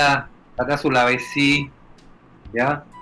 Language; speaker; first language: Indonesian; non-native, fluent; Hebrew